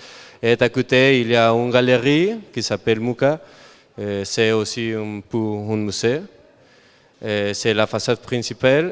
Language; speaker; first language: French; non-native, learner; Spanish